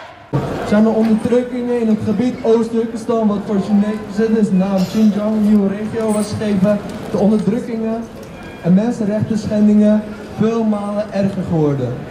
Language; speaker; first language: Dutch; early bilingual, other home language; Uyghur